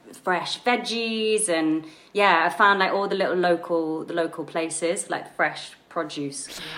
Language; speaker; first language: English; native; English